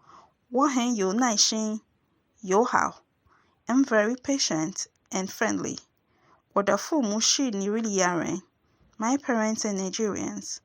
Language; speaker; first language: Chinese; non-native, fluent; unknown